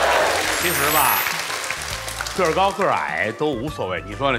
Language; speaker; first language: Chinese; native; Chinese